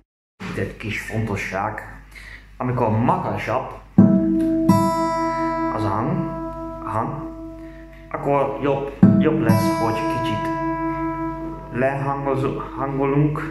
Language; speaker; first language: Hungarian; non-native, learner; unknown